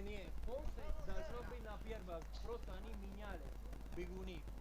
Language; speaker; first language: Russian; early bilingual, heritage; Spanish